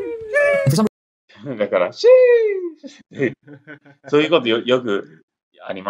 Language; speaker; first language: Japanese; non-native, learner; English